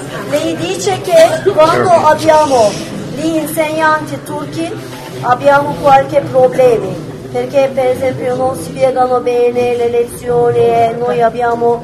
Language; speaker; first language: Italian; non-native, fluent; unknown